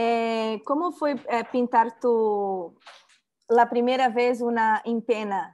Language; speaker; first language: Spanish; non-native, learner; Portuguese